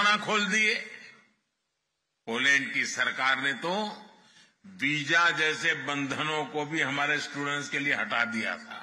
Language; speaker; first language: Hindi; non-native, local second language; Gujarati